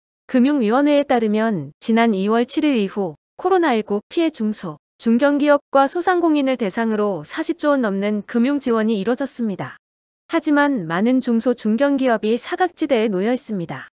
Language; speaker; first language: Korean; native; Korean